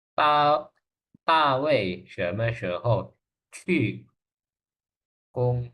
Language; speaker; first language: Chinese; non-native, learner; Indonesian